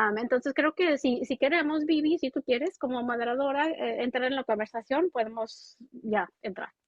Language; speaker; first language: Spanish; early bilingual, heritage; Spanish